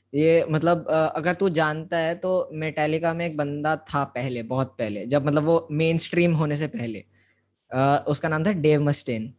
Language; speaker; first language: Hindi; native; Hindi